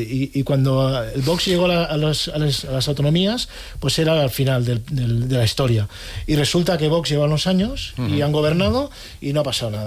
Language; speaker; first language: Spanish; native; Spanish